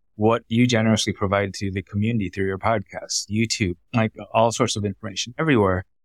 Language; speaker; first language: English; early bilingual, other home language; Vietnamese